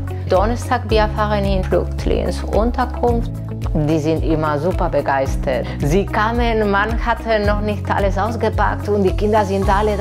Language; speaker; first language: German; non-native, learner; Spanish